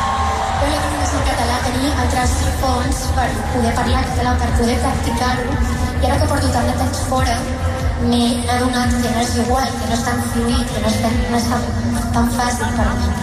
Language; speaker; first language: Catalan; non-native, local second language; Spanish